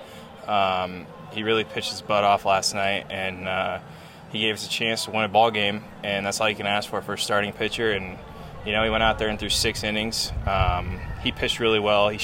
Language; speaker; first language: English; native; English